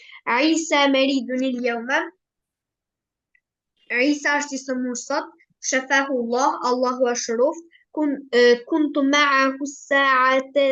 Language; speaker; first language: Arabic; non-native, learner; Albanian